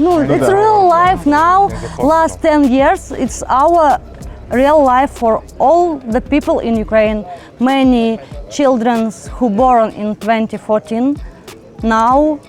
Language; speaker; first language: English; non-native, learner; Ukrainian